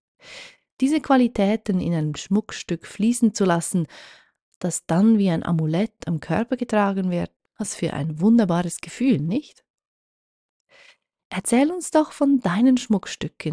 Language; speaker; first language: German; native; German